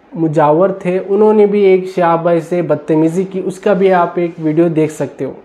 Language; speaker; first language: Hindi; non-native, local second language; Urdu